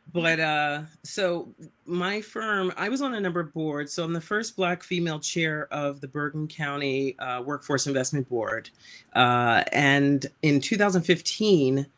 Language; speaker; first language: English; native; English